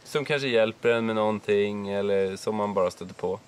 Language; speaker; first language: Swedish; native; Swedish